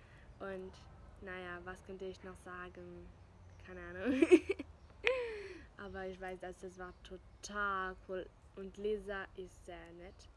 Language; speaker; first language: German; non-native, fluent; French